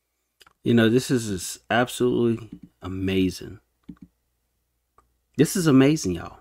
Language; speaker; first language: English; native; English